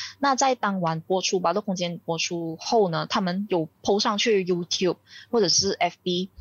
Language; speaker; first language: Chinese; native; Chinese